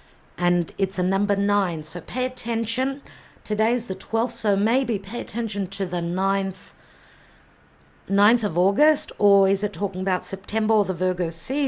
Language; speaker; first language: English; native; English